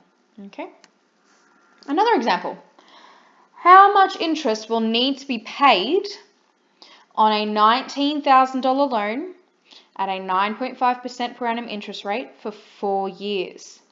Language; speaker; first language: English; native; English